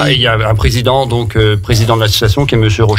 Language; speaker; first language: French; native; French